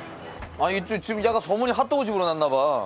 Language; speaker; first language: Korean; native; Korean